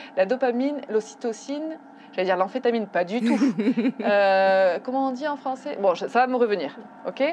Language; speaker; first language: French; native; French